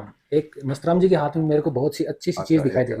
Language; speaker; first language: Hindi; native; Hindi